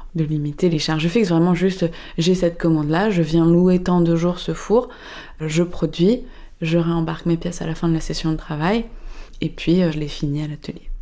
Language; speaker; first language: French; native; French